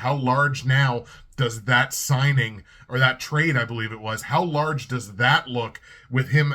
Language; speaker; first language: English; native; English